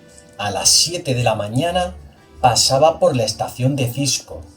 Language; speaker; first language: Spanish; native; Spanish